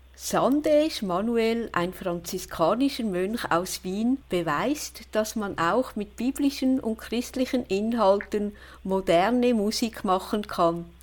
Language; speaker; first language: German; native; German